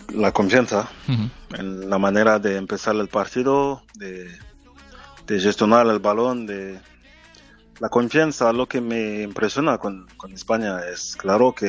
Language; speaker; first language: Spanish; non-native, fluent; French